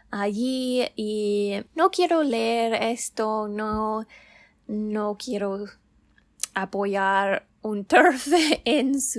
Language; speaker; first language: Spanish; non-native, learner; English